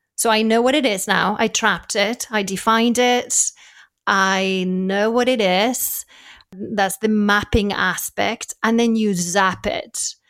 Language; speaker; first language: English; non-native, fluent; Spanish